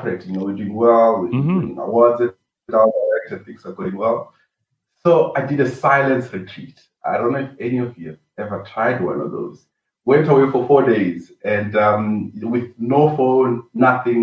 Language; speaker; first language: English; non-native, local second language; Venda